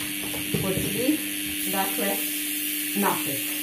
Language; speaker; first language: Serbian; native; Serbian